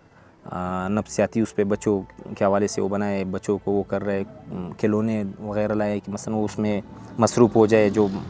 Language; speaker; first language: Hindi; non-native, local second language; Pashto